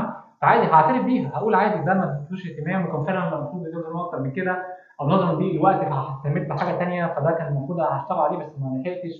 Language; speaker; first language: Arabic; native; Arabic